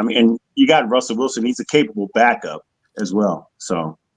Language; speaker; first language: English; native; English